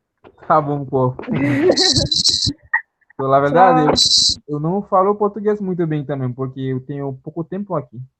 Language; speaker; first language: Portuguese; non-native, fluent; Haitian Creole